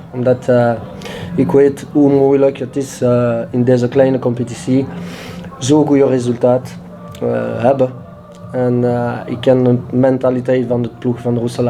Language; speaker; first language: Dutch; non-native, learner; French